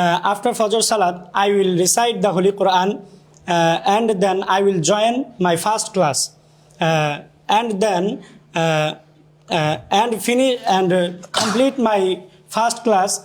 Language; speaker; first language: English; non-native, learner; Bangla